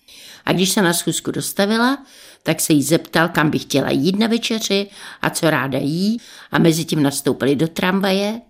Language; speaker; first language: Czech; native; Czech